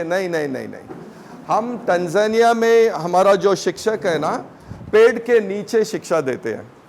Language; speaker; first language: Hindi; non-native, local second language; Tamil